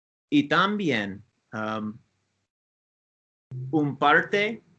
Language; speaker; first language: Spanish; non-native, learner; English